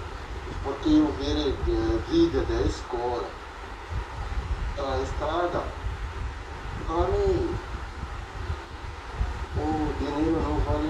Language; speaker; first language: Portuguese; non-native, learner; Arabic